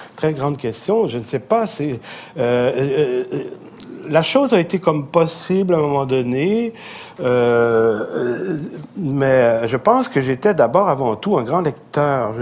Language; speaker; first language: French; native; French